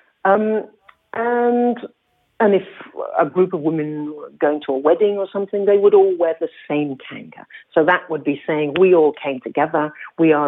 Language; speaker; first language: English; native; English